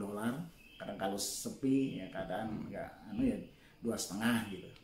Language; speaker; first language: Indonesian; non-native, local second language; Javanese